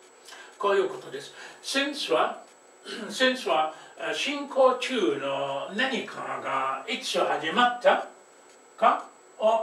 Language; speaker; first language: Japanese; non-native, fluent; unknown